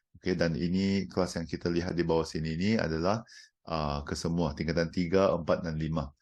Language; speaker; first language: Malay; non-native, local second language; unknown